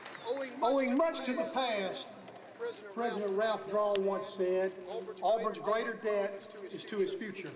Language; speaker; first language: English; native; English